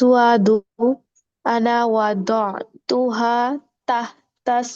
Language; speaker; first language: Arabic; non-native, learner; Bangla